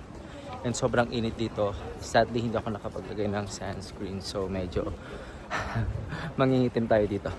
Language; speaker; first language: Filipino; non-native, local second language; Cebuano